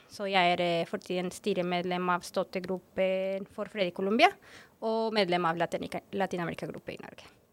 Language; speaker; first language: Norwegian; non-native, fluent; Spanish